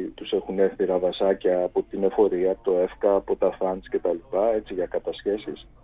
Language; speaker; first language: Greek; native; Greek